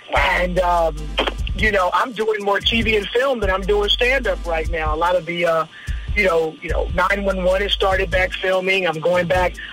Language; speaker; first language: English; native; English